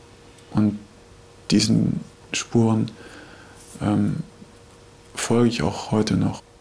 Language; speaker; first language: German; native; German